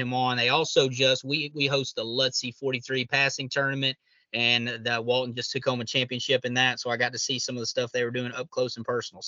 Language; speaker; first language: English; native; English